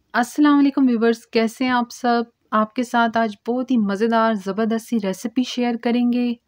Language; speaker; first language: Urdu; native; Urdu